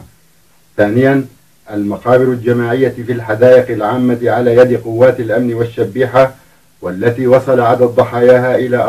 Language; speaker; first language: Arabic; native; Arabic